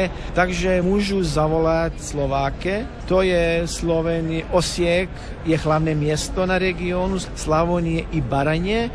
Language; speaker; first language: Slovak; non-native, learner; Croatian